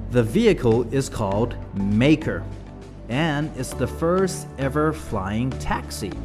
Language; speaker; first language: English; non-native, fluent; Thai